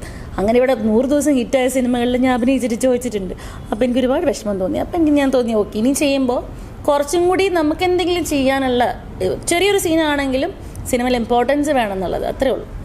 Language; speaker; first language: Malayalam; native; Malayalam